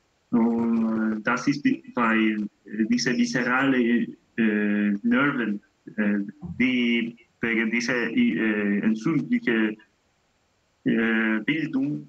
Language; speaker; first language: German; non-native, learner; Spanish